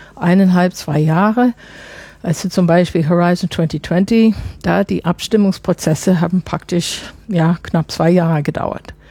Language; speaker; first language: German; non-native, fluent; English